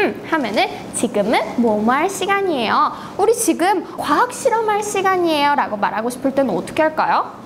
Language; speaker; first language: Korean; native; Korean